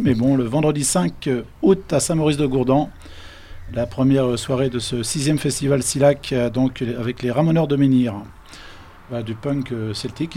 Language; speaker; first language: French; native; French